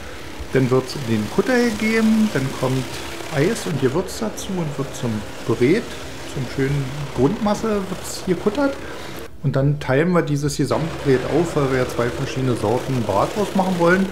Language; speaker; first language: German; native; German